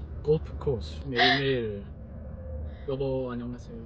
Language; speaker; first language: Korean; non-native, learner; English